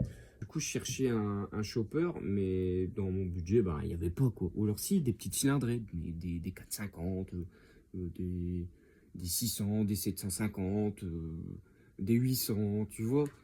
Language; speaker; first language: French; native; French